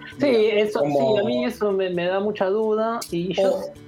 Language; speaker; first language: Spanish; native; Spanish